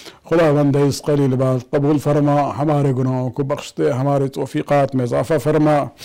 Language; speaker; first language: Urdu; native; Urdu